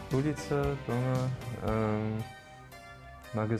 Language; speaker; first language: Russian; non-native, learner; English